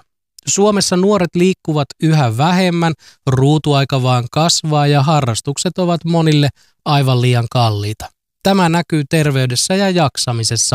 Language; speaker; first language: Finnish; native; Finnish